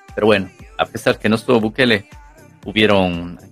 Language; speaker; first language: Spanish; native; Spanish